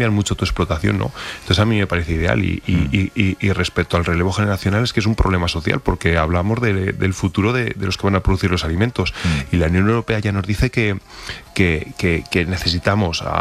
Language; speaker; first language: Spanish; native; Spanish